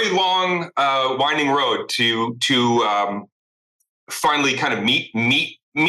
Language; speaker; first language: English; native; English